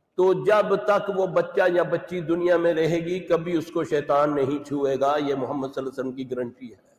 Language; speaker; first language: Urdu; native; Urdu